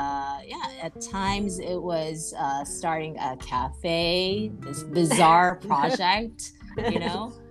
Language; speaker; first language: English; non-native, fluent; Japanese